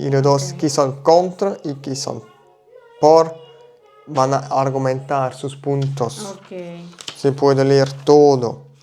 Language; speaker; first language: Spanish; non-native, learner; German